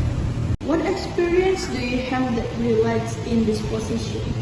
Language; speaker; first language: English; non-native, learner; Indonesian